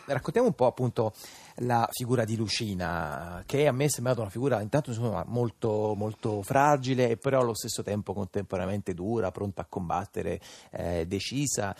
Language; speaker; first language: Italian; native; Italian